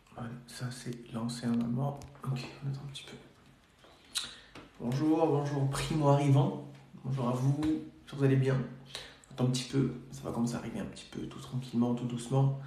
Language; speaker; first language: French; native; French